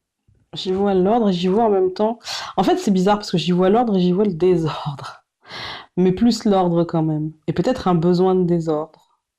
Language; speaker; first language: French; native; French